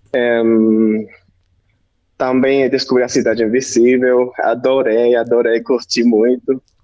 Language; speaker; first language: Portuguese; non-native, learner; Spanish